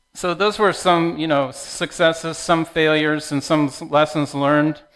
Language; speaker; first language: English; native; English